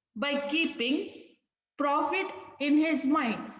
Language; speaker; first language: English; non-native, local second language; Kannada